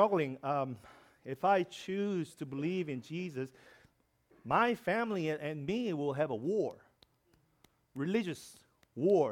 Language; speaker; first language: English; non-native, learner; Korean